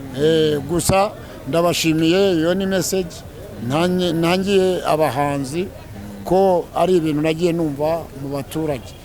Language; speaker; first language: Kinyarwanda; native; Kinyarwanda